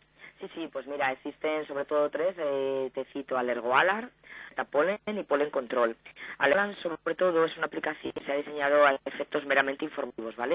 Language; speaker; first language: Spanish; native; Spanish